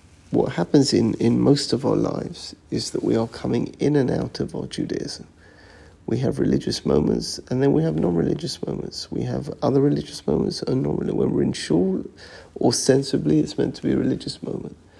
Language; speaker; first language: English; native; English